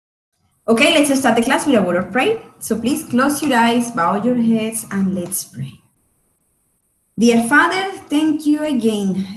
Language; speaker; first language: English; non-native, fluent; Spanish